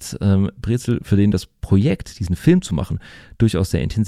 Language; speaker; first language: German; native; German